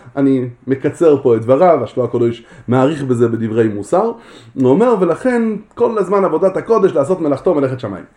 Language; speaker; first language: Hebrew; native; Hebrew